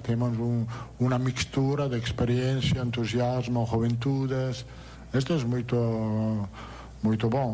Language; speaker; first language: Portuguese; non-native, learner; Italian